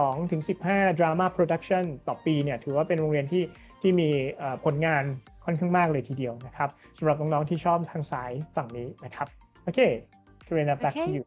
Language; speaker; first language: Thai; native; Thai